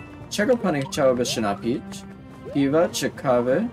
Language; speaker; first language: Polish; non-native, learner; English